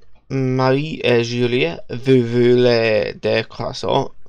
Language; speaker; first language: French; non-native, learner; English